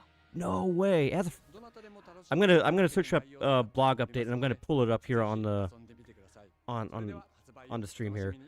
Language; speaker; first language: English; native; English